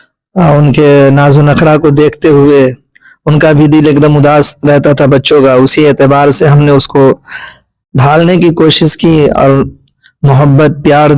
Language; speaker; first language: Urdu; native; Urdu